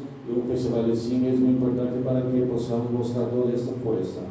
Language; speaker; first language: Spanish; non-native, learner; Portuguese